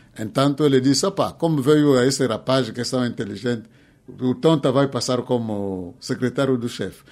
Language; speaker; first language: Portuguese; non-native, fluent; Kongo